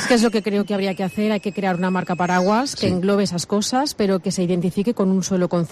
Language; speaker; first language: Spanish; native; Spanish